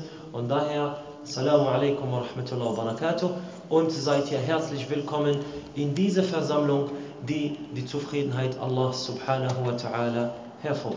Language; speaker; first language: German; early bilingual, other home language; Arabic